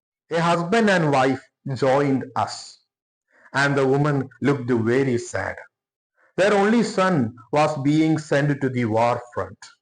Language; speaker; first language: English; non-native, local second language; Malayalam